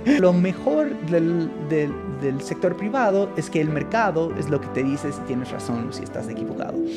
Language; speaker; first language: Spanish; non-native, fluent; English